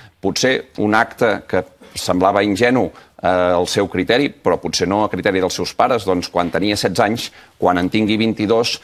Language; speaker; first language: Catalan; native; Catalan